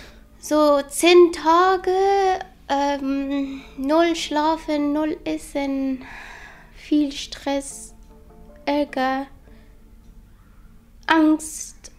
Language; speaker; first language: German; non-native, learner; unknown